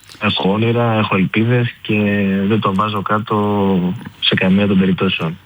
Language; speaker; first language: Greek; native; Greek